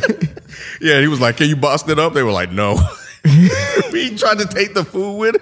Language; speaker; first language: English; native; English